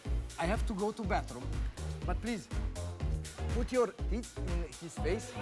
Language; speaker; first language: English; non-native, learner; Romanian